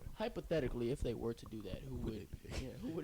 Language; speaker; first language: English; native; English